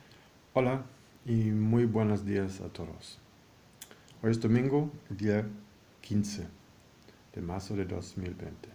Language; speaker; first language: Spanish; non-native, fluent; German